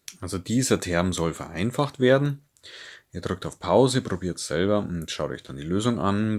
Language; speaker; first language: German; native; German